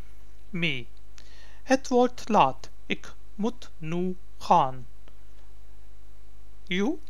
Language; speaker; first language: Dutch; non-native, learner; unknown